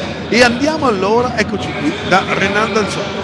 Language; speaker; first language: Italian; native; Italian